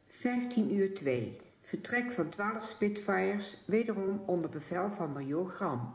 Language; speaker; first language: Dutch; native; Dutch